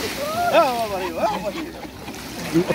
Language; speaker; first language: Spanish; native; Spanish